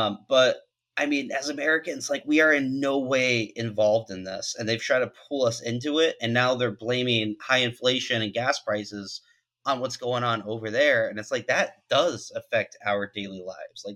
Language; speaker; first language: English; native; English